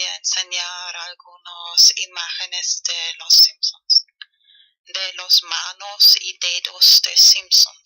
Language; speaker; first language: Spanish; non-native, learner; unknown